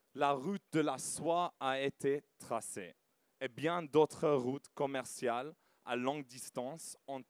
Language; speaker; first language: French; non-native, fluent; English